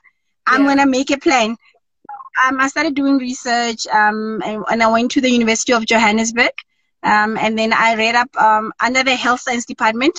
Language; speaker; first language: English; non-native, local second language; Tswana